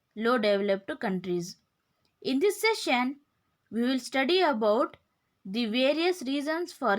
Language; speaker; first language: English; non-native, local second language; Kannada